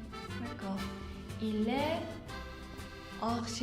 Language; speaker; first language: French; non-native, learner; Spanish